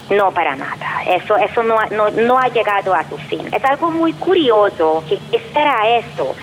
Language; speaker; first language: Spanish; non-native, fluent; Hungarian